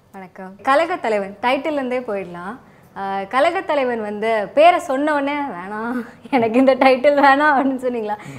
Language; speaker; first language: Tamil; native; Tamil